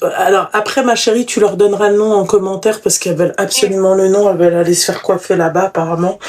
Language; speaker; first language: French; native; French